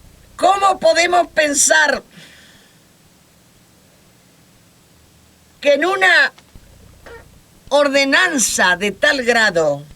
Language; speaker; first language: Spanish; native; Spanish